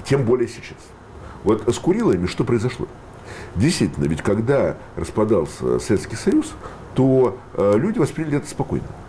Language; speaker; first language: Russian; native; Russian